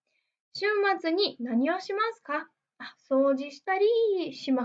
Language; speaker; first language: Japanese; non-native, fluent; Portuguese